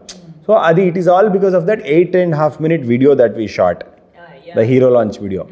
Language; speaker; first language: Telugu; non-native, learner; Kannada